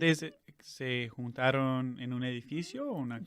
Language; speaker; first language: Spanish; non-native, fluent; English